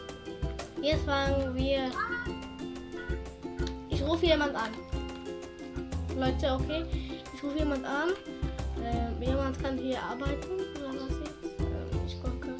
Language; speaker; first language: German; early bilingual, other home language; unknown